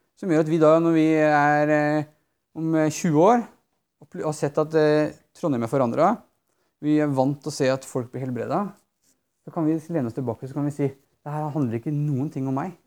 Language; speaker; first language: Norwegian; native; Norwegian